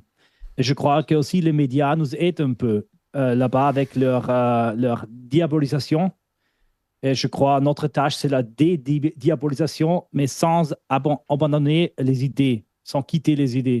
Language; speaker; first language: French; non-native, fluent; German